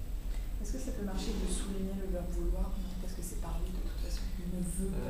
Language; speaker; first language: French; native; French